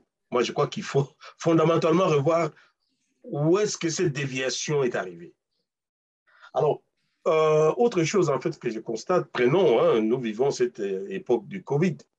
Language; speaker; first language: French; non-native, local second language; Luba-Lulua